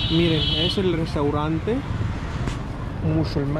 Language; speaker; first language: Spanish; non-native, fluent; Hindi